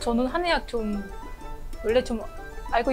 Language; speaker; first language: Korean; non-native, learner; Vietnamese